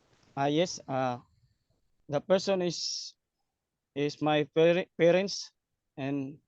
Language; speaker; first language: English; non-native, learner; Cebuano